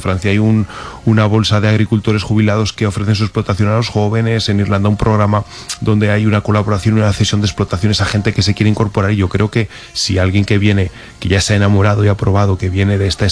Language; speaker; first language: Spanish; native; Spanish